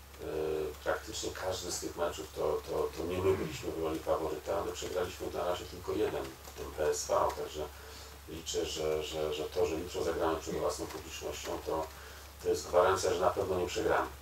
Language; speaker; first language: Polish; native; Polish